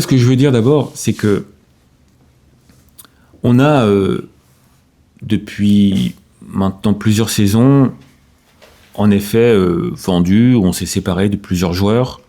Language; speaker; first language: French; native; French